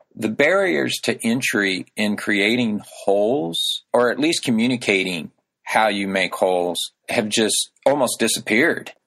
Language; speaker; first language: English; native; English